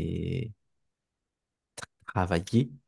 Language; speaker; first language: French; non-native, learner; Spanish